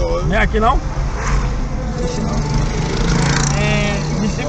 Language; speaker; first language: Portuguese; native; Portuguese